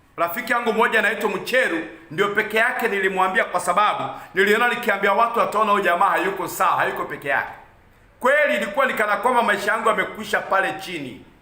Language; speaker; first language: Swahili; non-native, local second language; Kikuyu